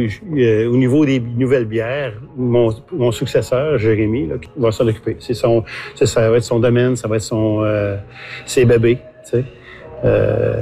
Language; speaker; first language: French; native; French